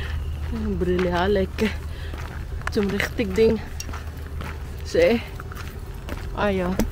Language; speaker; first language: German; non-native, learner; Filipino